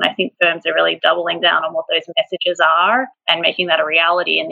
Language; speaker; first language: English; native; English